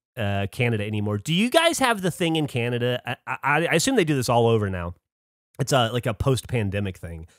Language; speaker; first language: English; native; English